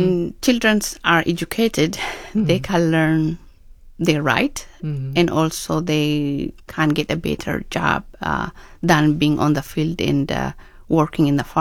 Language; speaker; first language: English; non-native, fluent; Oromo